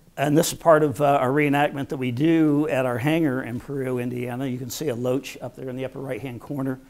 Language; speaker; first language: English; native; English